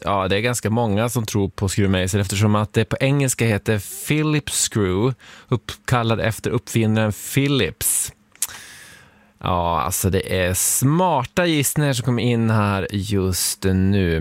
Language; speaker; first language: Swedish; native; Swedish